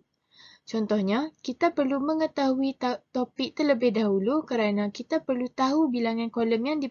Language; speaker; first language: Malay; native; Malay